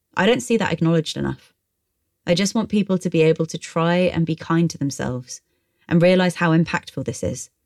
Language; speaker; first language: English; native; English